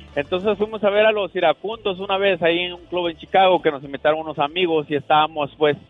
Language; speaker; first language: Spanish; native; Spanish